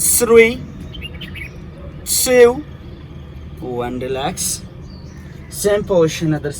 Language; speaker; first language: English; non-native, local second language; Hindi